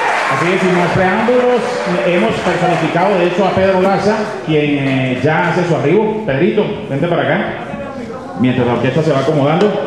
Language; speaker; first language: Spanish; native; Spanish